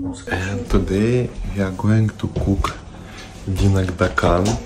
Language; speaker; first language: English; non-native, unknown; Russian